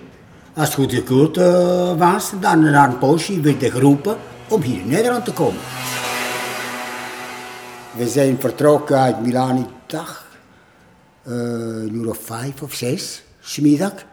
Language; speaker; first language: Dutch; non-native, learner; Italian